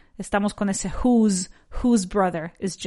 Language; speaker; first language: Spanish; native; Spanish